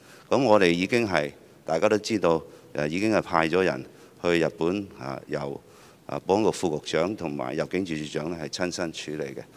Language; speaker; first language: Chinese; non-native, local second language; Cantonese